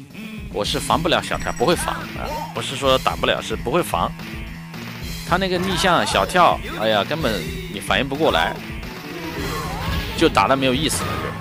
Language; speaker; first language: Chinese; native; Chinese